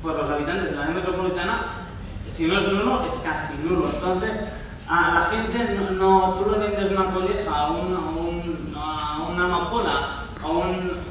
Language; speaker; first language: Spanish; non-native, local second language; Catalan